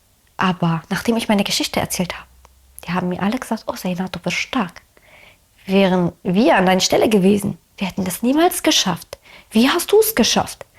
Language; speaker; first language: German; early bilingual, other home language; Arabic